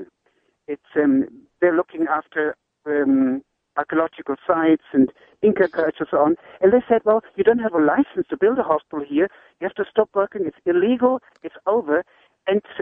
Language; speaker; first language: English; non-native, fluent; German